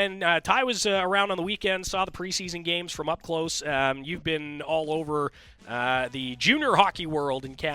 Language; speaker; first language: English; native; English